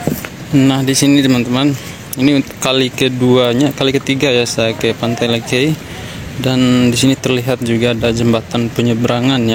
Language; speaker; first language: Indonesian; native; Indonesian